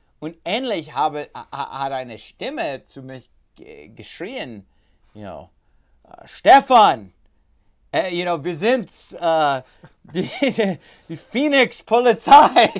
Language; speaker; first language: German; non-native, learner; English